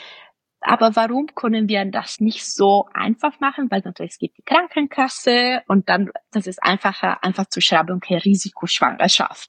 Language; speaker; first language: German; non-native, fluent; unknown